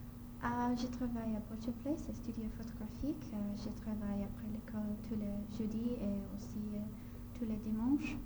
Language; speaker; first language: French; non-native, learner; English